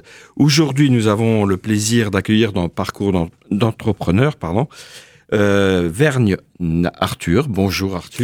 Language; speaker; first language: French; native; French